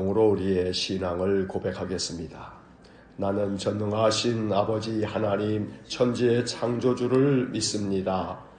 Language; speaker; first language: Korean; native; Korean